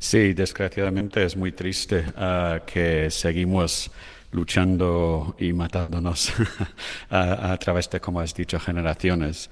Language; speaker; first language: Spanish; non-native, fluent; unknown